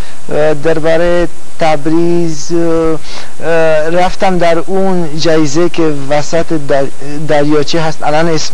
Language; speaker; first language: Persian; non-native, fluent; Romanian